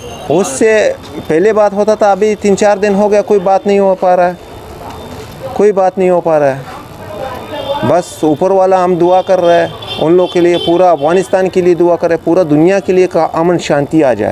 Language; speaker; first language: Hindi; non-native, local second language; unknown